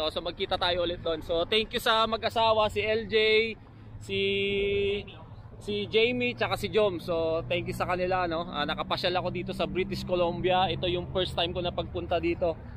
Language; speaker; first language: Filipino; non-native, local second language; Hiligaynon